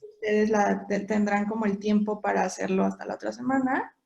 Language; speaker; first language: Spanish; non-native, fluent; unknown